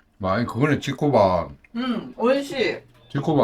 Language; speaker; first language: Japanese; non-native, fluent; Korean